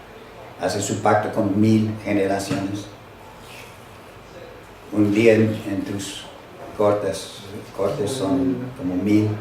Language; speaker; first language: Spanish; non-native, fluent; English